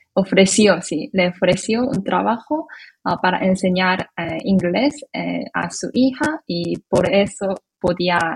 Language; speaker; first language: Spanish; non-native, fluent; Korean